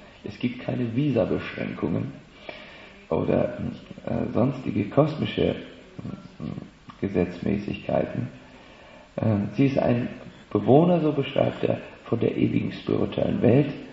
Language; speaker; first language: German; native; German